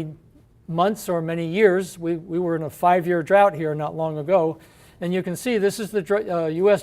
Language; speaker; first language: English; native; English